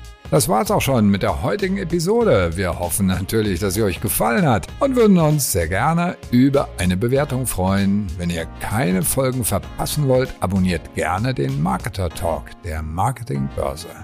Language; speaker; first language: German; native; German